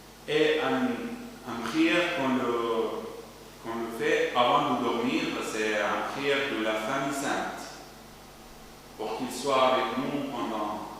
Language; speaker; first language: French; non-native, learner; Arabic